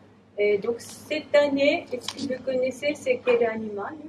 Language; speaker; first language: French; non-native, learner; Japanese